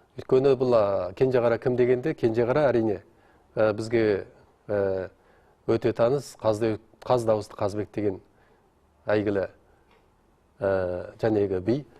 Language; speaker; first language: Kazakh; native; Kazakh